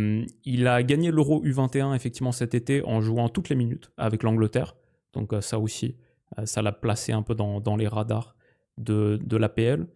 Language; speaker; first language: French; native; French